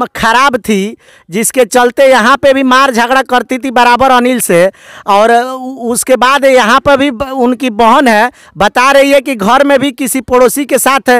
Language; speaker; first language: Hindi; native; Hindi